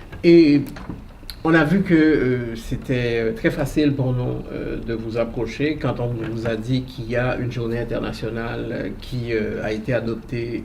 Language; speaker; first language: French; native; French